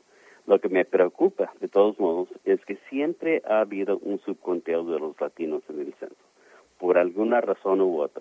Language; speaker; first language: Spanish; early bilingual, heritage; Spanish